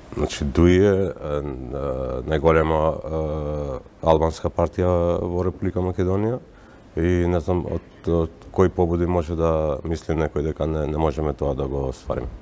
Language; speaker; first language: Macedonian; non-native, local second language; Albanian